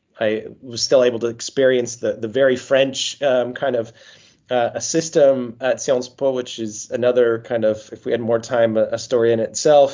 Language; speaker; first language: English; native; English